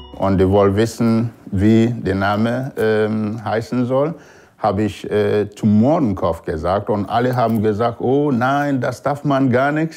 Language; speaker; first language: German; non-native, fluent; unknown